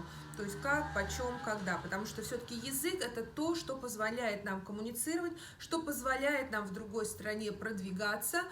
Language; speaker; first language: Russian; native; Russian